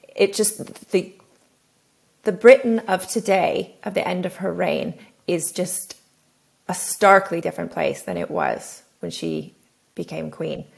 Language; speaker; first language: English; native; English